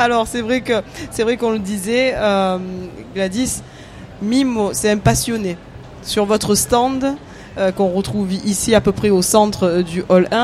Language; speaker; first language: French; native; French